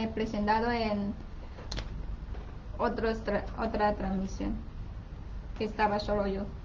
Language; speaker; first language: Spanish; non-native, learner; Chinese